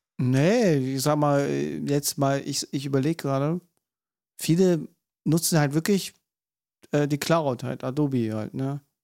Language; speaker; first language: German; early bilingual, other home language; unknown